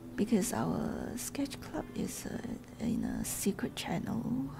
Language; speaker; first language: English; non-native, local second language; Cantonese